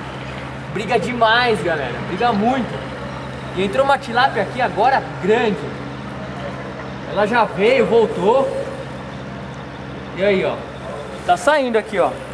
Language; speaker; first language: Portuguese; native; Portuguese